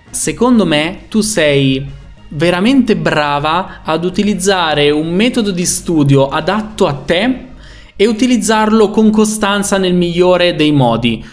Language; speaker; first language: Italian; native; Italian